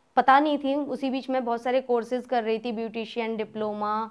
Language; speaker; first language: Hindi; native; Hindi